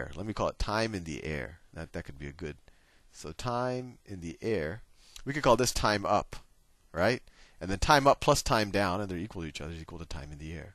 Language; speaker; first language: English; native; English